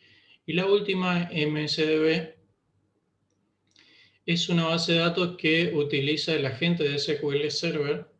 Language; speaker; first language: Spanish; native; Spanish